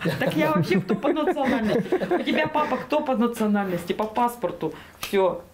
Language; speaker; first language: Russian; native; Russian